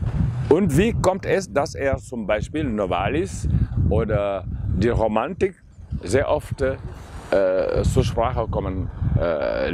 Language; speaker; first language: German; non-native, fluent; Wolof